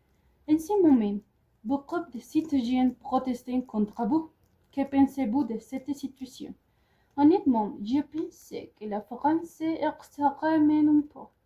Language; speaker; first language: French; non-native, learner; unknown